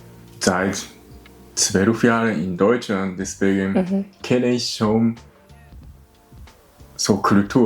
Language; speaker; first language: German; non-native, learner; Japanese